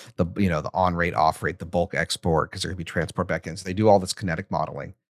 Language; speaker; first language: English; native; English